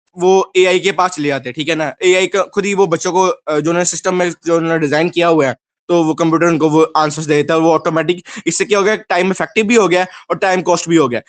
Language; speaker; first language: Urdu; non-native, local second language; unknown